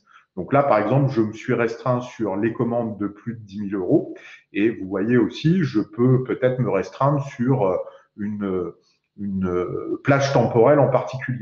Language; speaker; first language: French; native; French